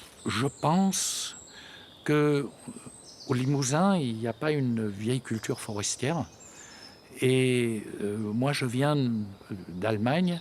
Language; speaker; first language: French; native; French